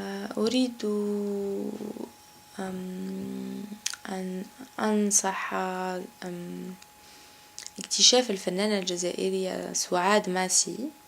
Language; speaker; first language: Arabic; non-native, local second language; Kabyle